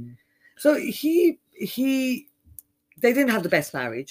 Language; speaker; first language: English; native; English